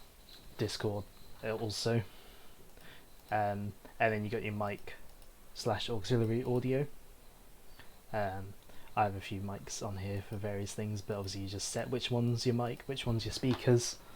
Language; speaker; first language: English; native; English